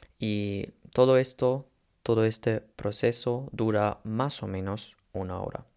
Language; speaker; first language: Spanish; non-native, learner; German